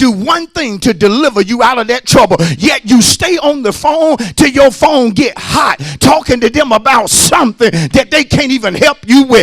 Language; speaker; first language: English; native; English